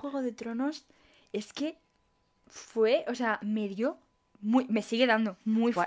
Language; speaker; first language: Spanish; native; Spanish